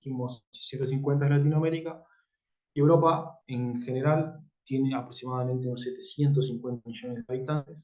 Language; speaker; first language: Spanish; native; Spanish